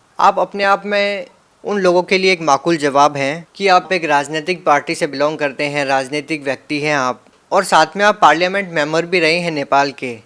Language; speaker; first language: Hindi; native; Hindi